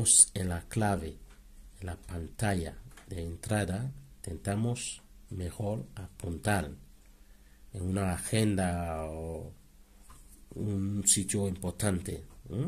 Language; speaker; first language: Spanish; non-native, learner; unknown